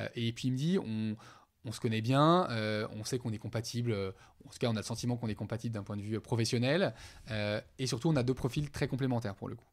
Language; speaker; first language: French; native; French